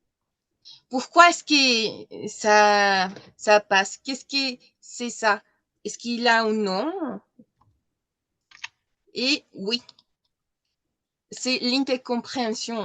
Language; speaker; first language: French; non-native, learner; Spanish